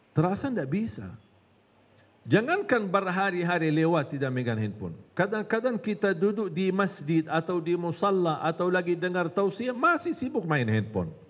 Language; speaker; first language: Indonesian; non-native, fluent; Arabic